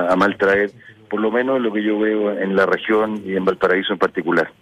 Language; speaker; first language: Spanish; native; Spanish